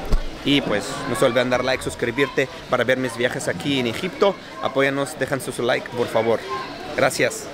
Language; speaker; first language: Spanish; non-native, fluent; Arabic